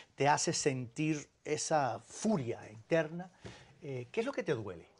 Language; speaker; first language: Spanish; early bilingual, heritage; Spanish